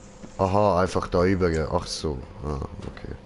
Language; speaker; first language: German; native; German